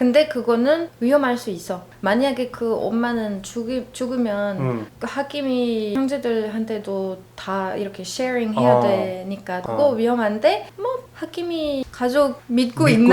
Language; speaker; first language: Korean; non-native, learner; Arabic